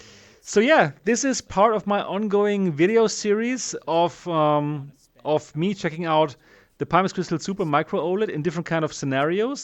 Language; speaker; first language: English; non-native, fluent; German